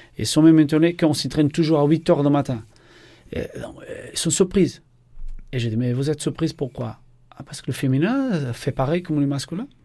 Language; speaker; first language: French; non-native, fluent; Portuguese